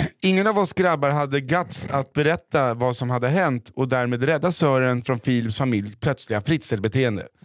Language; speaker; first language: Swedish; native; Swedish